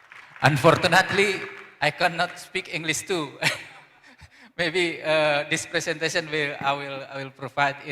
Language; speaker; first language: English; non-native, learner; Indonesian